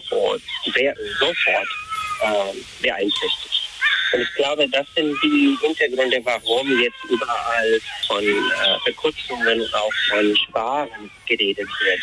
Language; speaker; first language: German; non-native, fluent; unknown